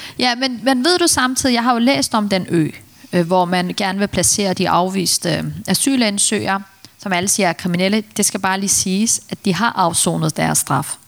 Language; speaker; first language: Danish; early bilingual, other home language; Turkish